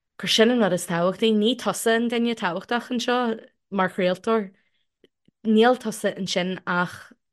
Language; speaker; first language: Irish; non-native, local second language; English